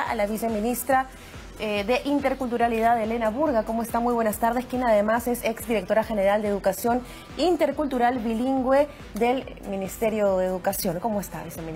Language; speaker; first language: Spanish; native; Spanish